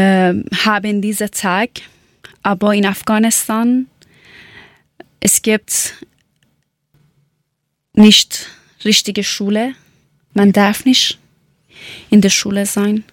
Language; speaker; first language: German; non-native, learner; Persian